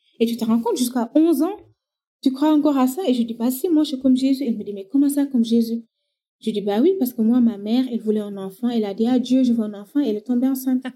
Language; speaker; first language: French; non-native, local second language; Wolof